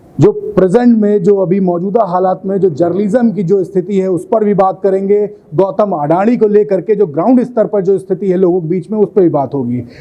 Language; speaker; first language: Hindi; native; Hindi